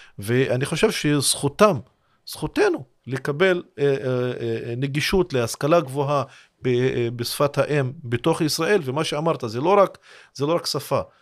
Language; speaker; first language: Hebrew; non-native, local second language; Arabic